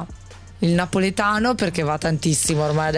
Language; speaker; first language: Italian; native; Italian